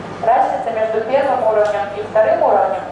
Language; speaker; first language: Russian; native; Russian